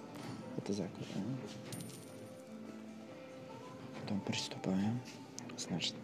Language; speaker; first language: Russian; non-native, local second language; Uzbek